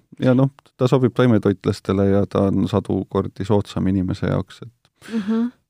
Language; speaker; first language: Estonian; native; Estonian